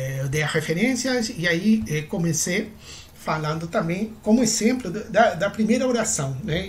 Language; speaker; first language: Portuguese; non-native, fluent; Spanish